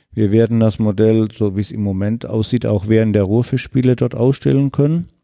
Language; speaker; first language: German; native; German